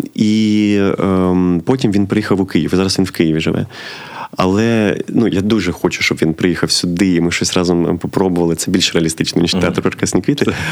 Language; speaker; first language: Ukrainian; native; Ukrainian